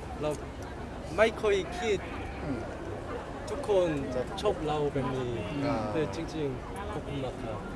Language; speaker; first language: Thai; non-native, learner; Korean